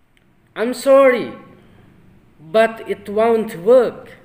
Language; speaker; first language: English; non-native, fluent; Indonesian